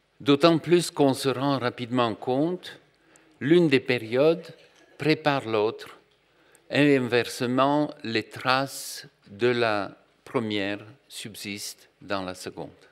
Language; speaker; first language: French; non-native, fluent; Bulgarian